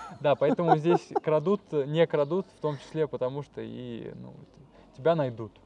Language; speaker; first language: Russian; non-native, fluent; Serbian